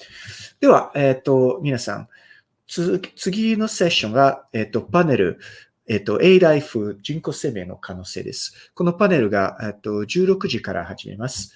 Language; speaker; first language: Japanese; non-native, fluent; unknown